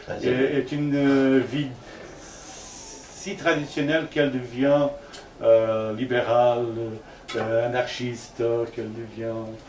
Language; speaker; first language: French; non-native, fluent; Portuguese